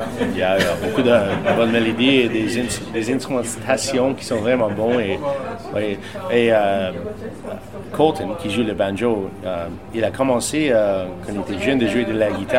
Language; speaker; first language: French; non-native, local second language; English